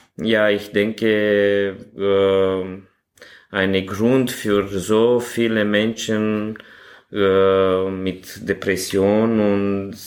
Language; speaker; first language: German; non-native, learner; Romanian